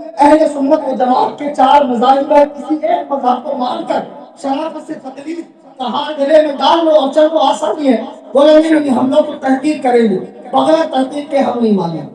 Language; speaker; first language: Urdu; native; Urdu